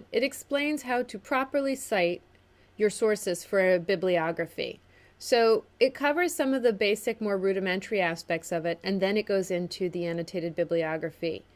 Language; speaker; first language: English; native; English